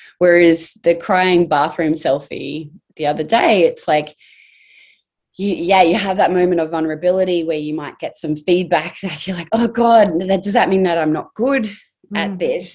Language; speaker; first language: English; native; English